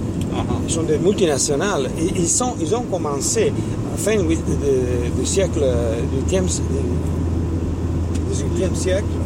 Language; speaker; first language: French; non-native, fluent; Italian